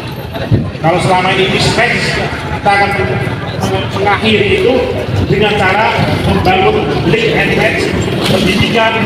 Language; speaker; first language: Indonesian; native; Indonesian